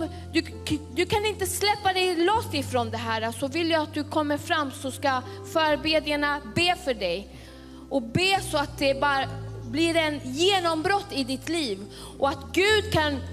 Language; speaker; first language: Swedish; early bilingual, other home language; Spanish